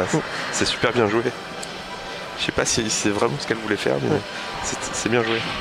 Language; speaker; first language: French; native; French